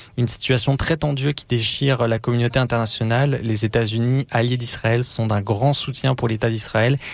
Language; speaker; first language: French; native; French